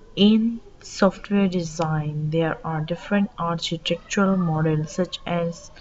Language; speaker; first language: English; non-native, local second language; Urdu